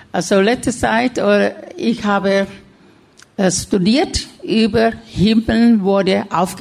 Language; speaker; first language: German; non-native, learner; Thai